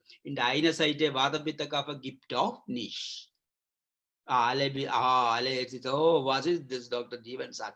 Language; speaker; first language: German; non-native, learner; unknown